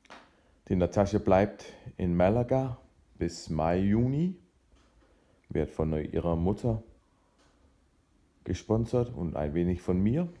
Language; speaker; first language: German; non-native, fluent; Danish